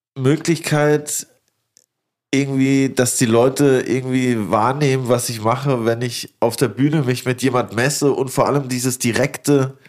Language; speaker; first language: German; native; German